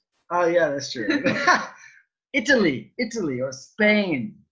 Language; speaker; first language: English; native; English